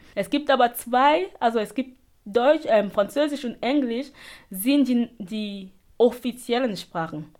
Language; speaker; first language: German; non-native, fluent; Basaa